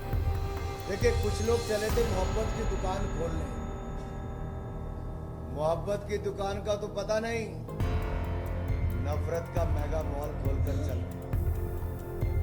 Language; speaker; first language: Hindi; native; Hindi